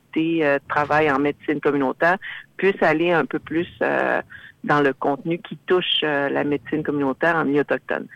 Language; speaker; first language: French; native; French